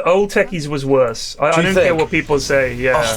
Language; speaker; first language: English; native; English